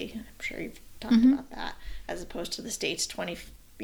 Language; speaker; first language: English; native; English